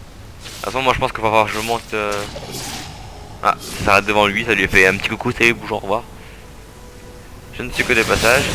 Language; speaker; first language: French; native; French